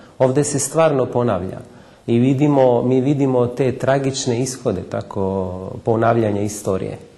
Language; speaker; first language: Croatian; non-native, fluent; Italian